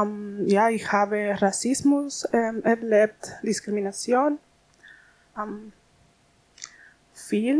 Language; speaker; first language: German; non-native, learner; Spanish